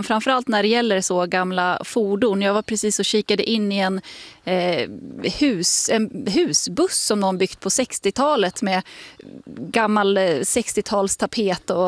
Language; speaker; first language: Swedish; native; Swedish